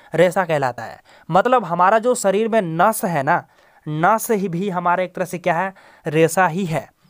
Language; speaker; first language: Hindi; native; Hindi